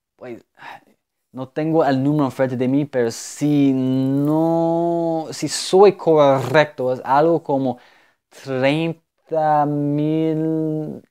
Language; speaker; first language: Spanish; non-native, fluent; English